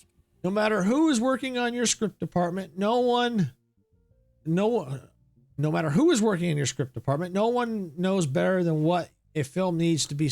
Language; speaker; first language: English; native; English